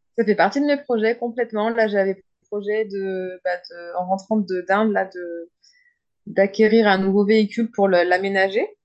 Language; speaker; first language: French; native; French